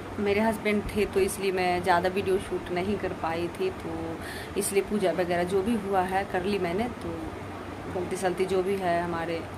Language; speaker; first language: Hindi; native; Hindi